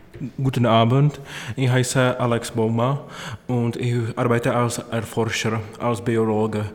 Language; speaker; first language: German; non-native, learner; Czech